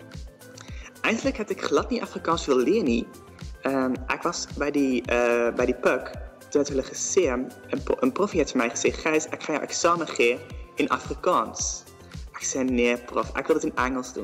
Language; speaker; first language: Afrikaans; non-native, learner; Dutch